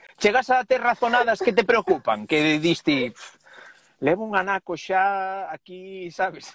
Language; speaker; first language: Galician; non-native, local second language; Spanish